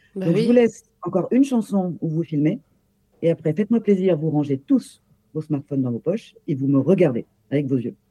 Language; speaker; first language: French; native; French